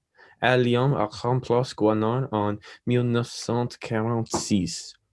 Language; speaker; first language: French; non-native, learner; English